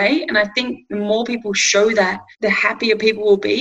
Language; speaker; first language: English; native; English